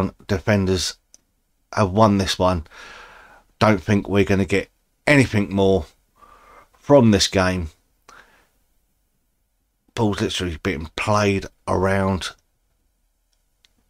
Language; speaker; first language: English; native; English